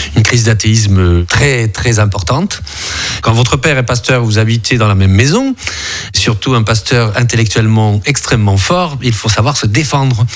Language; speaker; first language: French; early bilingual, other home language; Spanish